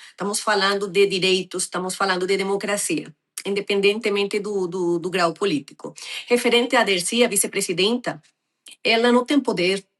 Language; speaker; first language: Portuguese; non-native, fluent; Spanish